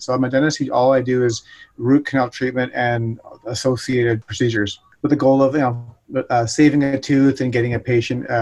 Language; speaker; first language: English; native; English